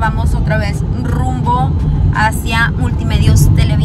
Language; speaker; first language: Spanish; native; Spanish